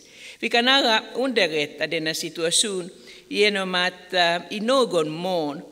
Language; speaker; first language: Swedish; non-native, fluent; Finnish